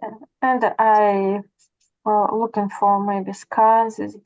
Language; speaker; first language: English; non-native, learner; Russian